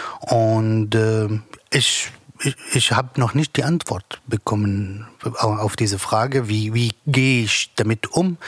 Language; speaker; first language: German; non-native, learner; Arabic